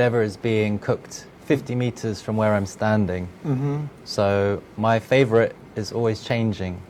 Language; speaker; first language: English; non-native, fluent; French